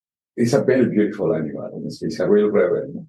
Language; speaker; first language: English; non-native, fluent; Spanish